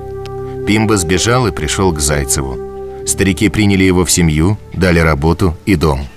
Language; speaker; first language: Russian; native; Russian